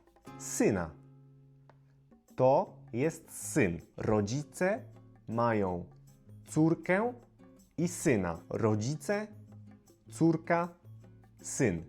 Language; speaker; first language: Polish; native; Polish